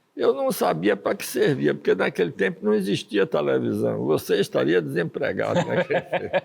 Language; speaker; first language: Portuguese; early bilingual, other home language; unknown